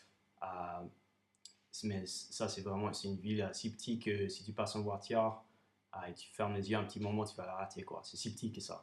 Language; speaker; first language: French; non-native, fluent; English